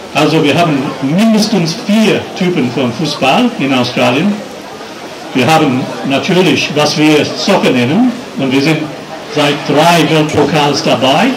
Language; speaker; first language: German; non-native, fluent; English